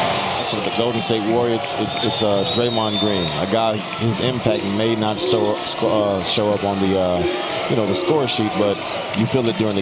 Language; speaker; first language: English; native; English